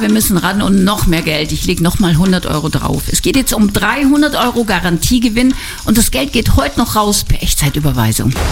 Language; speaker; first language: German; native; German